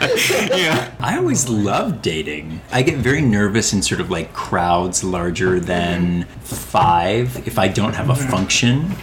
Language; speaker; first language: English; native; English